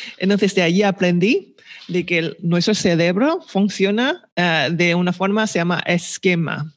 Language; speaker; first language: Spanish; non-native, fluent; Chinese